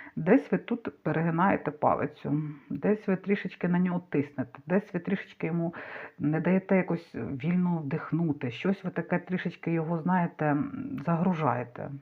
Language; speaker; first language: Ukrainian; non-native, local second language; Russian